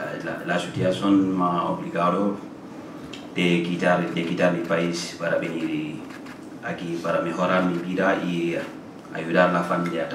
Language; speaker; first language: Spanish; non-native, learner; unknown